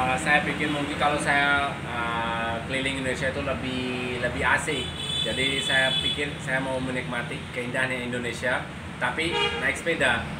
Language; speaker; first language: Indonesian; non-native, fluent; Urdu